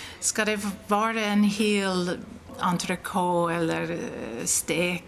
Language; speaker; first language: Swedish; non-native, fluent; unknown